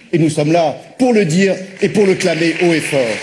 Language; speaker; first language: French; native; French